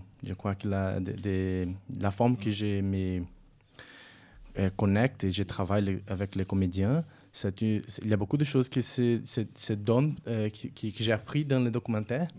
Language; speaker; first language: French; non-native, fluent; Portuguese